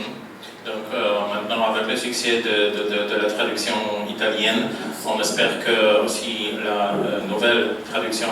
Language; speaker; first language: French; non-native, fluent; Polish